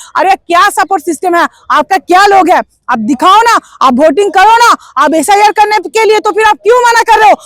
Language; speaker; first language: Hindi; non-native, local second language; Bangla